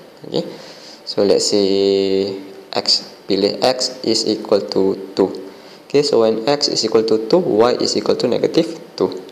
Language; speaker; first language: English; non-native, local second language; Malay